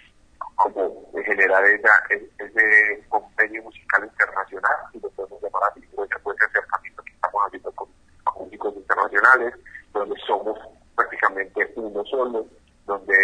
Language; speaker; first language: Spanish; native; Spanish